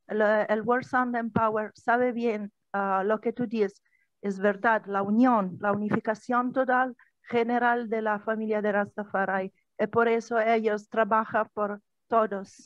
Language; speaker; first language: Spanish; non-native, learner; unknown